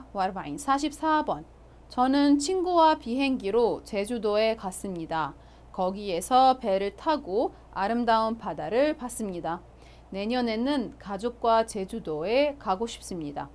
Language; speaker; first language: Korean; non-native, fluent; Arabic